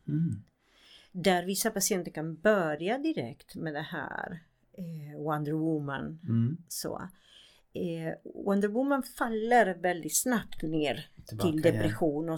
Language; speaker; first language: Swedish; non-native, fluent; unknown